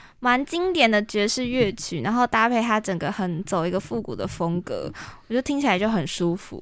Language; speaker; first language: Chinese; native; Chinese